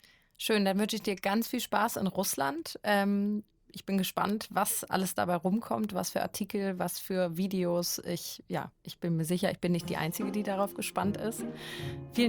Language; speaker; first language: German; native; German